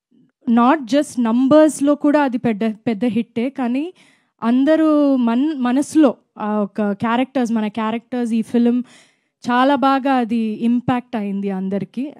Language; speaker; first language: Telugu; non-native, fluent; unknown